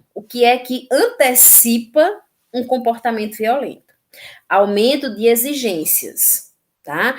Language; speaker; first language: Portuguese; native; Portuguese